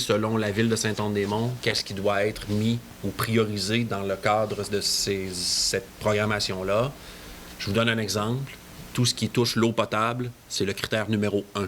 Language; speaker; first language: French; native; French